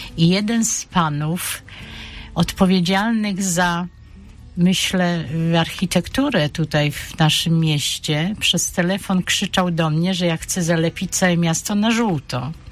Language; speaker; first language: Polish; native; Polish